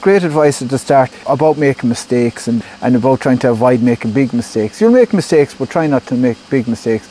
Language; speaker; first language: English; native; English